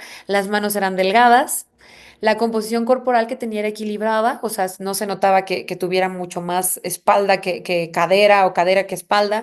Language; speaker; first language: Spanish; native; Spanish